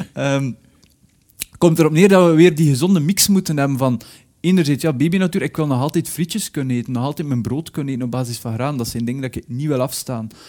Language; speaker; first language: Dutch; native; Dutch